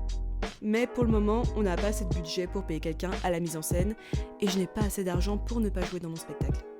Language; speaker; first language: French; native; French